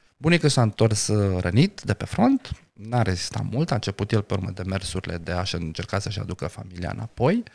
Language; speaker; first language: Romanian; non-native, local second language; Romany